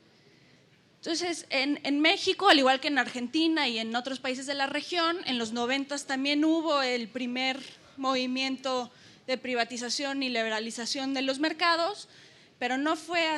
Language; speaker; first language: Spanish; native; Spanish